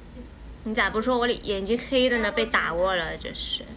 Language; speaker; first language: Chinese; native; Chinese